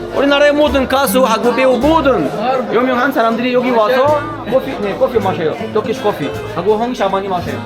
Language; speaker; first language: Korean; non-native, learner; Arabic